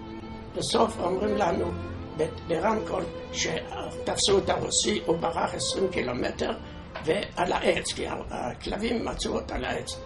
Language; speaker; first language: Hebrew; non-native, fluent; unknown